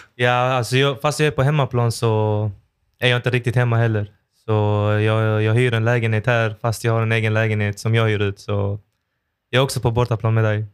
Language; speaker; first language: Swedish; early bilingual, other home language; Persian